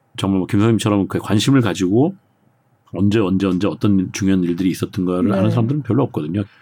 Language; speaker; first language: Korean; native; Korean